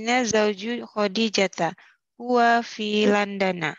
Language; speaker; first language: Arabic; non-native, learner; Indonesian